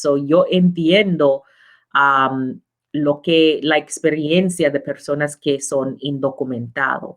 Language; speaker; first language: Spanish; non-native, learner; English